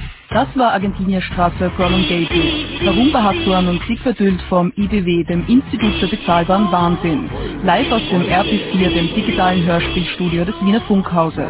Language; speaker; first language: German; native; German